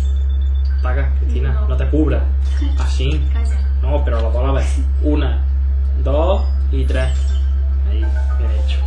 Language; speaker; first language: Spanish; native; Spanish